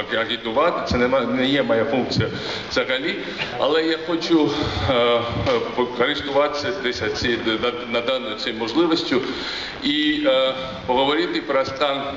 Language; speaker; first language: Ukrainian; non-native, learner; Georgian